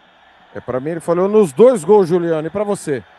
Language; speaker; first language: Portuguese; native; Portuguese